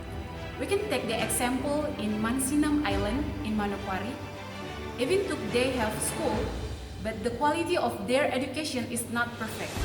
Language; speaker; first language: English; non-native, learner; Indonesian